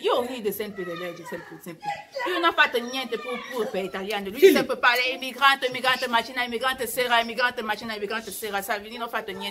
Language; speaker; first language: Italian; non-native, learner; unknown